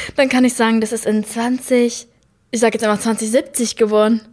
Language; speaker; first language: German; native; German